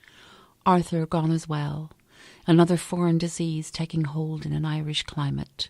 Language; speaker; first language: English; native; English